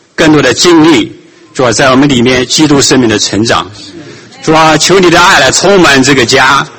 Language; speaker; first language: Chinese; native; Chinese